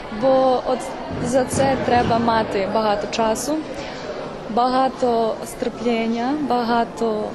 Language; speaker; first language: Ukrainian; non-native, local second language; Serbian